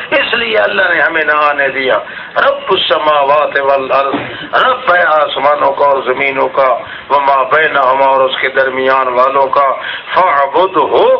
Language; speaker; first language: Urdu; non-native, local second language; Saraiki